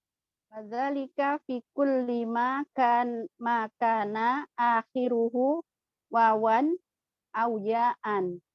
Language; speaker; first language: Arabic; non-native, learner; Indonesian